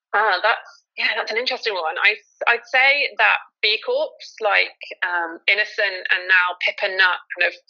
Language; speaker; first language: English; native; English